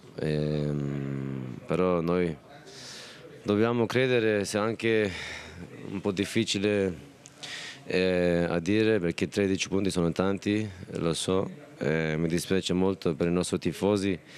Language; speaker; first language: Italian; non-native, fluent; Turkish